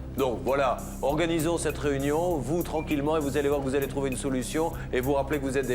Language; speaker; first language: French; native; French